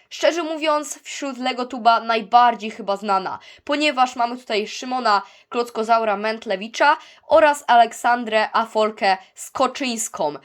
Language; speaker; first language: Polish; native; Polish